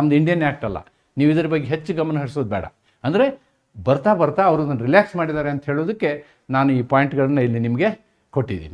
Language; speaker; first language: Kannada; native; Kannada